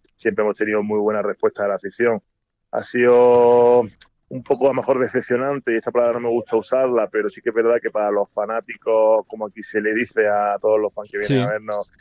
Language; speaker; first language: Spanish; native; Spanish